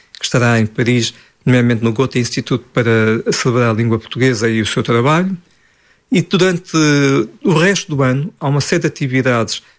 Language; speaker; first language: Portuguese; native; Portuguese